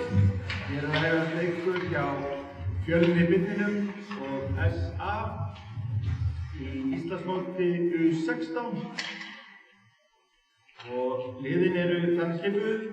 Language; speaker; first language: Icelandic; native; Icelandic